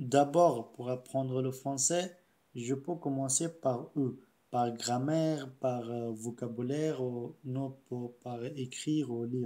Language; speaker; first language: French; non-native, learner; Pashto